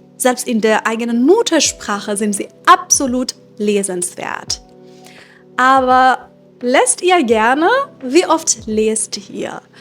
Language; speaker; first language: German; non-native, fluent; Persian